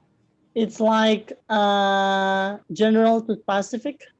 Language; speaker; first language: English; non-native, learner; Indonesian